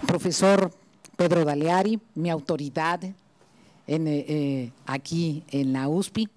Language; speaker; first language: Portuguese; non-native, learner; Spanish